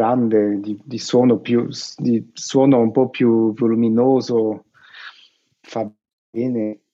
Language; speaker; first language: Italian; non-native, fluent; Russian